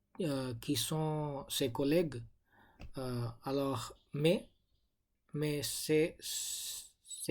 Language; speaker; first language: French; non-native, learner; English